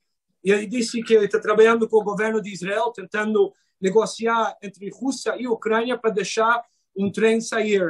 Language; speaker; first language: Portuguese; non-native, fluent; Hebrew